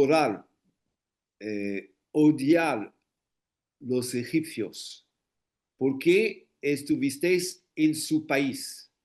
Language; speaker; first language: Spanish; non-native, fluent; English